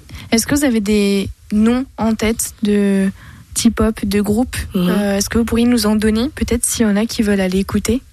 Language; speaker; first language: French; native; French